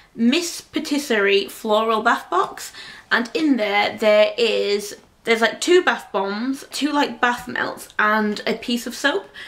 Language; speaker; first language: English; native; English